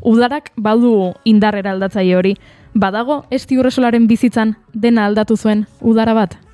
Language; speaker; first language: Basque; native; Basque